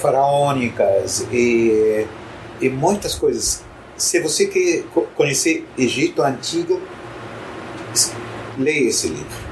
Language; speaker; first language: Portuguese; non-native, fluent; Arabic